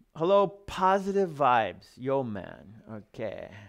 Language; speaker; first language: English; native; English